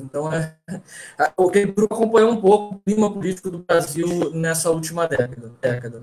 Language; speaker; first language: Portuguese; native; Portuguese